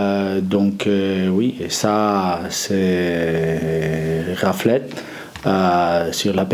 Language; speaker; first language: French; non-native, fluent; Spanish